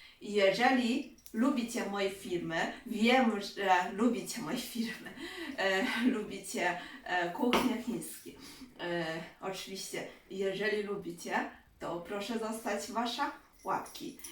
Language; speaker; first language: Polish; non-native, learner; Chinese